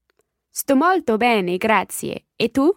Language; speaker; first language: Italian; non-native, learner; English